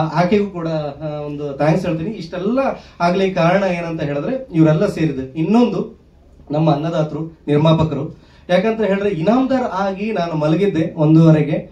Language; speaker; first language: Kannada; native; Kannada